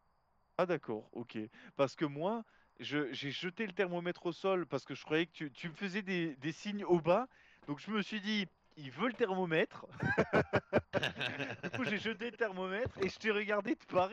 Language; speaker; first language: French; native; French